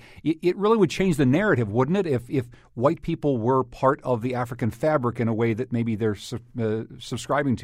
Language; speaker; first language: English; native; English